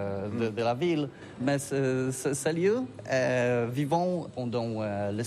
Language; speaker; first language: French; non-native, learner; Polish